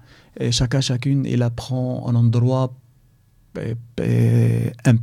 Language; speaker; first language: French; non-native, learner; Arabic